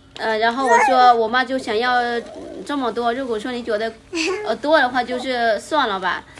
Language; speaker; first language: Chinese; non-native, fluent; Lao